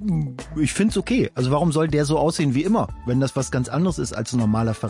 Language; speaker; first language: German; native; German